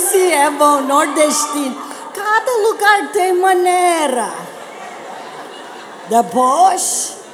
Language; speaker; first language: Portuguese; non-native, learner; English